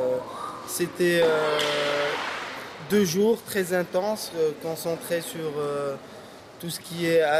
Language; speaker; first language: French; non-native, local second language; Arabic